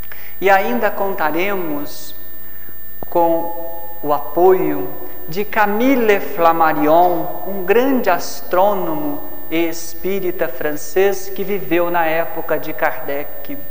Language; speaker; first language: Portuguese; native; Portuguese